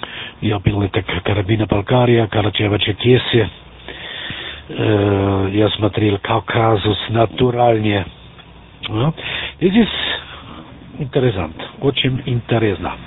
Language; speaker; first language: Russian; non-native, learner; German